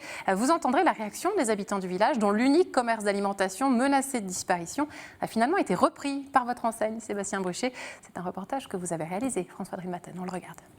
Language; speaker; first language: French; native; French